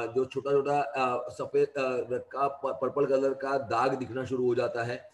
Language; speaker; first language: Hindi; non-native, local second language; Gujarati